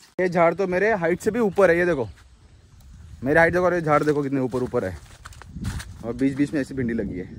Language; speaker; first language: Hindi; non-native, local second language; Marathi